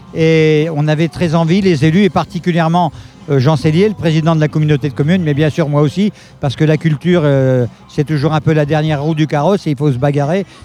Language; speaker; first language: French; native; French